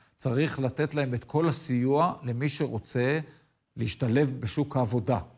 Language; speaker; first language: Hebrew; native; Hebrew